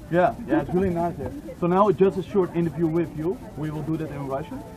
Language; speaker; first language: English; non-native, fluent; Dutch